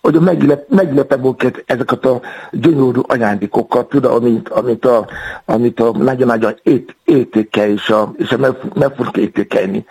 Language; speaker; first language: Hungarian; non-native, learner; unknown